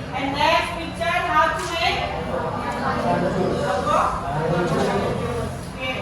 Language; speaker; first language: English; non-native, learner; Indonesian